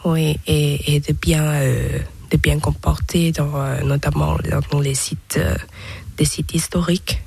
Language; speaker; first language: French; non-native, learner; Thai